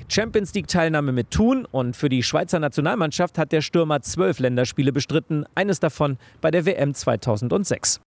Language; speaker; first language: German; native; German